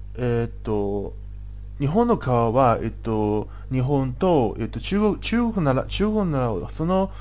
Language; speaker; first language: Japanese; non-native, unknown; Chinese